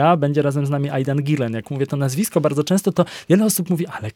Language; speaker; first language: Polish; native; Polish